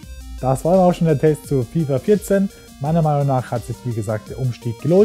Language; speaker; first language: German; native; German